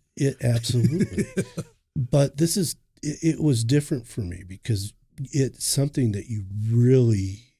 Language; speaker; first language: English; native; English